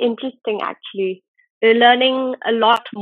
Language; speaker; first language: English; non-native, local second language; Khasi